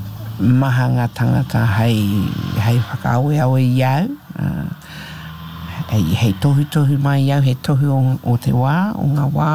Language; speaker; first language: Māori; non-native, local second language; English